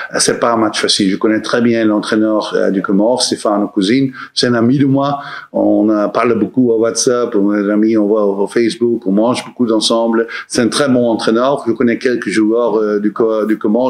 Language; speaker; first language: French; non-native, learner; Dutch